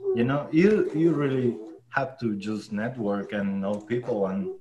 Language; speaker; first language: English; non-native, fluent; Spanish